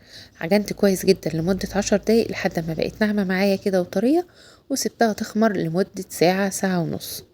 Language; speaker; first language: Arabic; native; Arabic